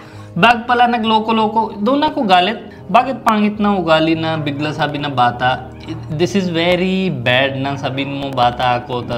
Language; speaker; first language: Filipino; non-native, learner; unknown